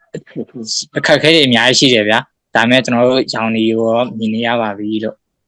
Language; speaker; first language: Burmese; native; Burmese